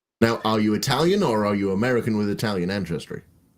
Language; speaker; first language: English; native; English